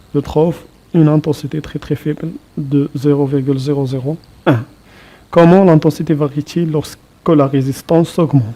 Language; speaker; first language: French; non-native, local second language; Arabic